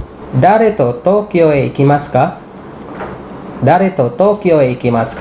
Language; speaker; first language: Japanese; non-native, fluent; English